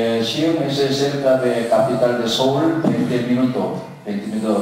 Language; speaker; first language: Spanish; non-native, learner; Korean